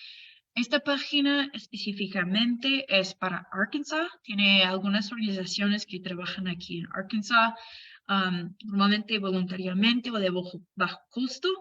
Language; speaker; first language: Spanish; non-native, fluent; English